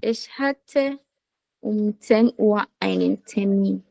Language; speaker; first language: German; non-native, learner; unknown